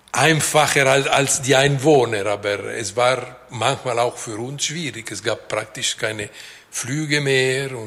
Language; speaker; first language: German; non-native, local second language; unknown